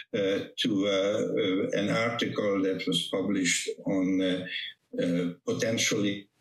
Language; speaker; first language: English; non-native, fluent; Hungarian